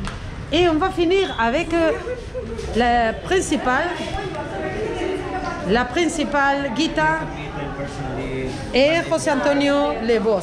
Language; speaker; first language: French; non-native, fluent; Spanish